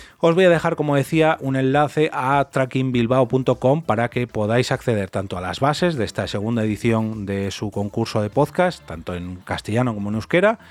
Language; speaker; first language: Spanish; native; Spanish